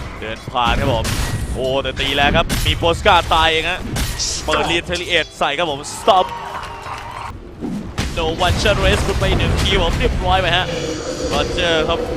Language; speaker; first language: Thai; native; Thai